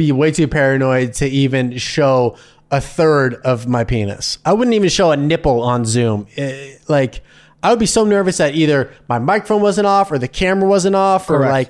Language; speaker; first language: English; native; English